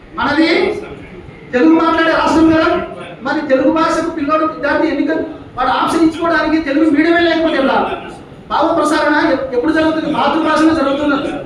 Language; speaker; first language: Telugu; native; Telugu